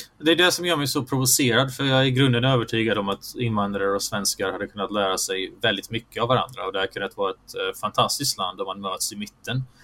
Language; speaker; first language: Swedish; early bilingual, other home language; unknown